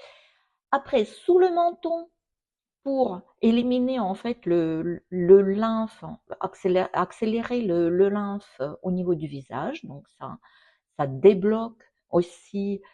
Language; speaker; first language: French; non-native, fluent; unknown